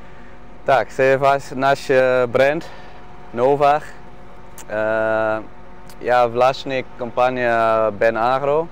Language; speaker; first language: Ukrainian; non-native, learner; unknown